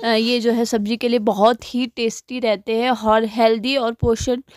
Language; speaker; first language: Hindi; native; Hindi